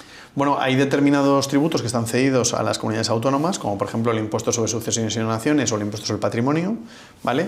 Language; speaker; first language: Spanish; native; Spanish